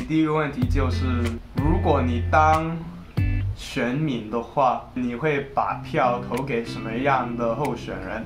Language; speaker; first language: Chinese; non-native, fluent; English